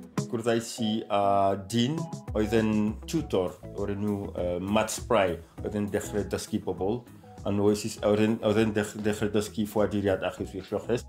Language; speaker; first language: Welsh; non-native, fluent; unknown